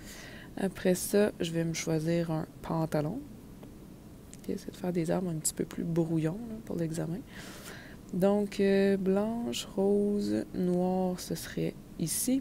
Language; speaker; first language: French; native; French